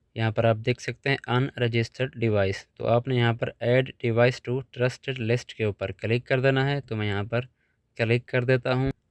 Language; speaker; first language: Urdu; non-native, local second language; Punjabi